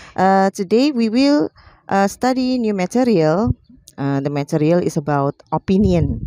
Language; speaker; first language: English; non-native, local second language; Indonesian